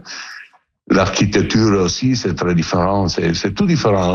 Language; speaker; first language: French; non-native, learner; Italian